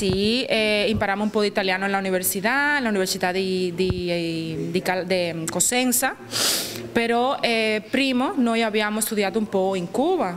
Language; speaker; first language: Italian; non-native, learner; Spanish